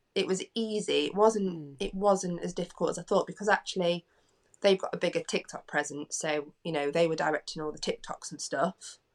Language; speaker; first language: English; native; English